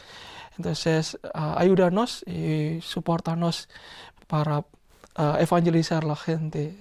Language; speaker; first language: Spanish; non-native, learner; Indonesian